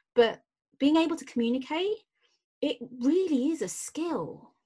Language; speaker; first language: English; native; English